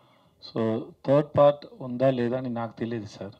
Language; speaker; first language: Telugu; non-native, learner; Tamil